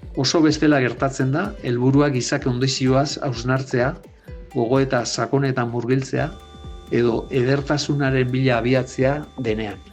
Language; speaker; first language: Basque; native; Basque